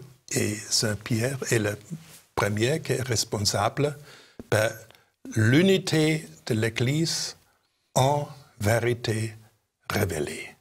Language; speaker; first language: French; non-native, fluent; German